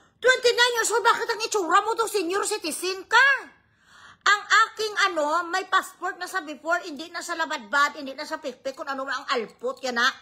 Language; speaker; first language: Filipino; non-native, local second language; Hiligaynon